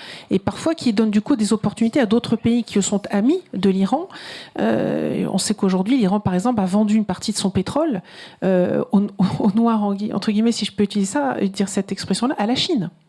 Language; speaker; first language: French; native; French